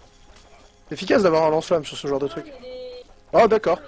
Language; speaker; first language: French; native; French